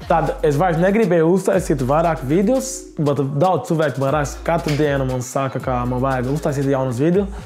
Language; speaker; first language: Latvian; non-native, learner; Portuguese